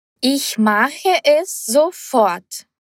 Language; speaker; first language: German; non-native, fluent; Portuguese